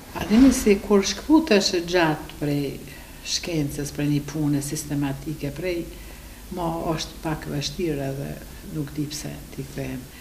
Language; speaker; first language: Albanian; native; Albanian